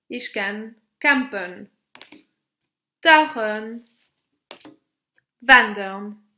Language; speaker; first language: German; non-native, local second language; French